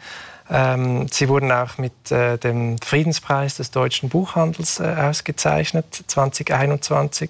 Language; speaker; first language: German; native; German